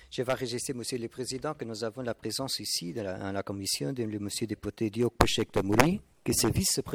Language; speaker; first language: French; non-native, fluent; Portuguese